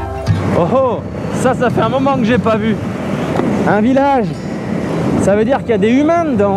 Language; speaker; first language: French; native; French